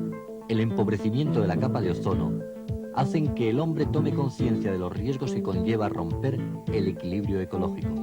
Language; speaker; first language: Spanish; native; Spanish